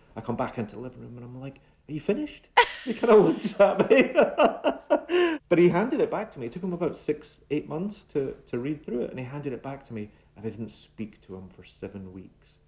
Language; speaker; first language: English; native; English